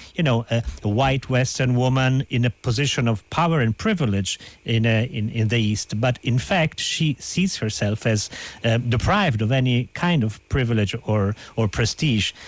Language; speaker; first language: English; non-native, fluent; Italian